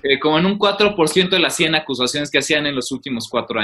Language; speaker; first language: Spanish; native; Spanish